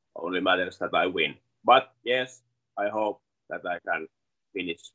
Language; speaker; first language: English; non-native, learner; Finnish